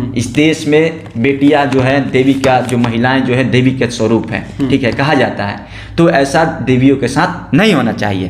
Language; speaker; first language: Hindi; native; Hindi